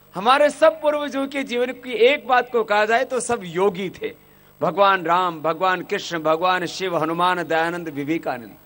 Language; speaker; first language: Hindi; native; Hindi